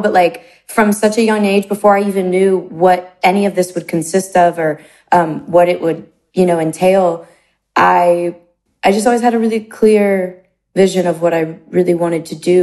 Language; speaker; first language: English; native; English